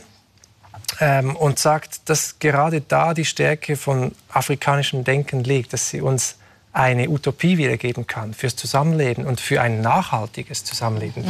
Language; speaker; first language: German; native; German